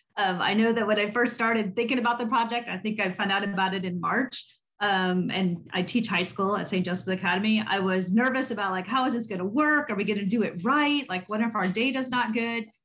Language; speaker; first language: English; native; English